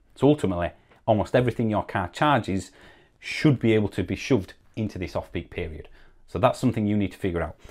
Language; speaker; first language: English; native; English